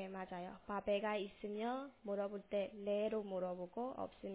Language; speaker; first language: Korean; non-native, local second language; Burmese